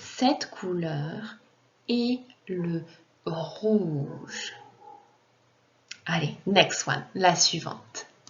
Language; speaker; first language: French; non-native, fluent; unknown